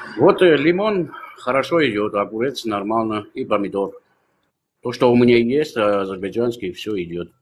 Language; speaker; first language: Russian; non-native, local second language; Armenian